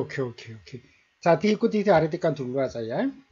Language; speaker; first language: Korean; native; Korean